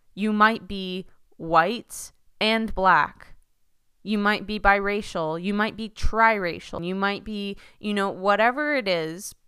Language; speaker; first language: English; early bilingual, other home language; Spanish